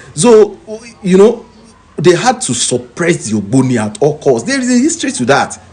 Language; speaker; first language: English; non-native, local second language; Yoruba